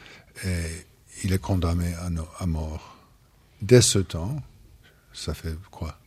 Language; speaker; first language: French; non-native, fluent; English